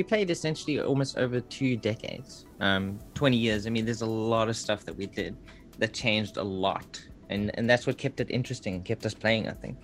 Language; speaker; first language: English; native; English